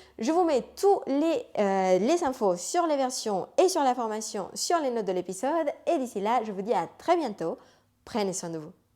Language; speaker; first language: French; non-native, fluent; Spanish